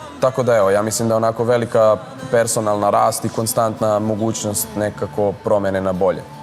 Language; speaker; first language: Serbian; early bilingual, heritage; Serbian